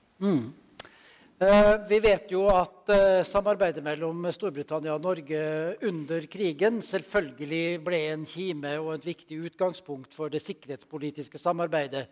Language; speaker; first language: Norwegian; native; Norwegian